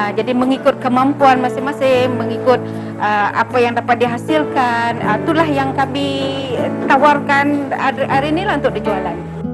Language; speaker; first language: Malay; non-native, local second language; Iban